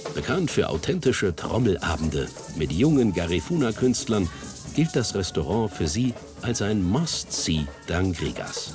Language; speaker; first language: German; native; German